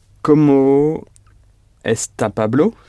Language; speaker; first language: Spanish; non-native, learner; French